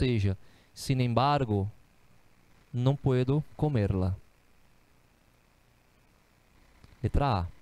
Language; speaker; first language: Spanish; non-native, fluent; Portuguese